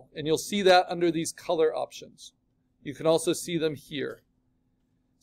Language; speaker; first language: English; native; English